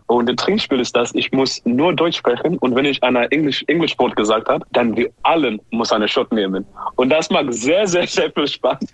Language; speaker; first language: German; non-native, learner; English